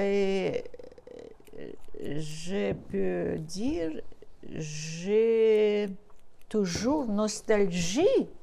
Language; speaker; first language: French; non-native, learner; Russian